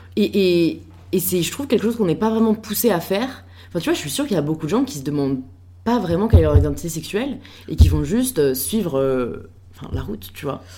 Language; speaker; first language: French; native; French